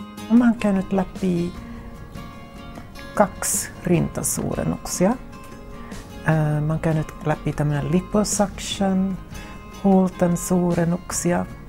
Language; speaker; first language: Finnish; non-native, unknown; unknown